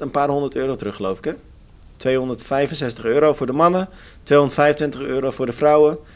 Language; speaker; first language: Dutch; native; Dutch